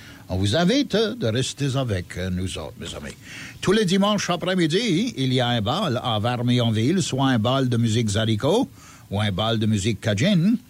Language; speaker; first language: French; early bilingual, heritage; French